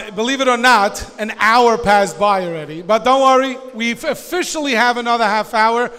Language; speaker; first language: English; native; English